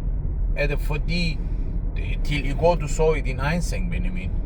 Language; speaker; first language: Danish; non-native, learner; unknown